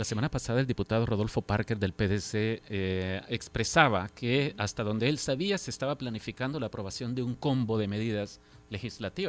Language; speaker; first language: Spanish; native; Spanish